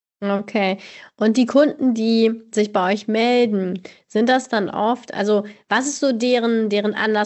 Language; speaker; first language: German; native; German